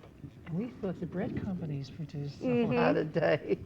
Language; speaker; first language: English; native; English